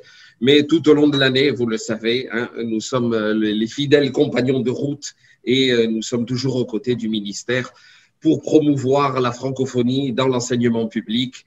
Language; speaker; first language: French; native; French